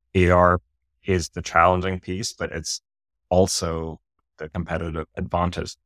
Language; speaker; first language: English; non-native, local second language; Urdu